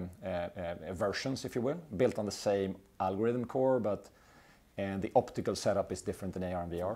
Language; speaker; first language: English; non-native, fluent; Swedish